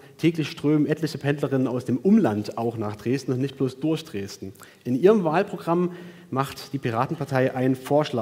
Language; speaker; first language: German; native; German